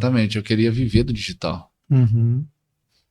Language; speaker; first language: Portuguese; native; Portuguese